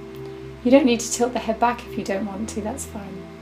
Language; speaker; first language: English; native; English